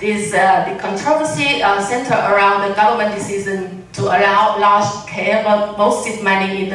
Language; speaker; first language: English; non-native, learner; Vietnamese